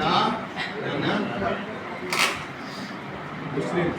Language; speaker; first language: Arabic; non-native, fluent; Urdu